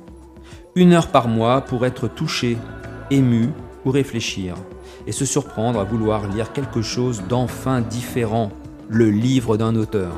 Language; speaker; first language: French; native; French